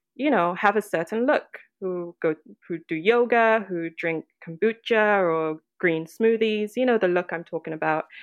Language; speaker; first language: English; non-native, local second language; Yoruba